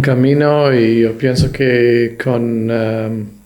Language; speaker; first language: Spanish; non-native, fluent; English